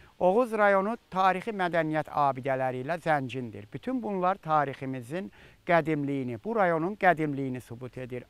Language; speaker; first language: Azerbaijani; native; Azerbaijani